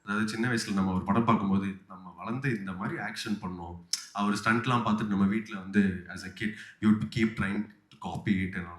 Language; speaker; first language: Tamil; native; Tamil